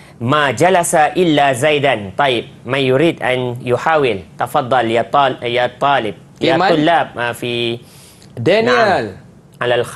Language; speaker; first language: Arabic; non-native, fluent; Malay